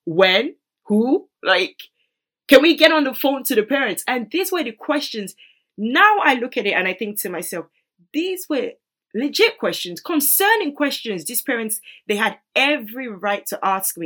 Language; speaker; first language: English; non-native, local second language; Yoruba